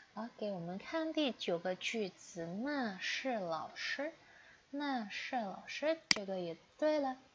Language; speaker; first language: Chinese; non-native, fluent; Indonesian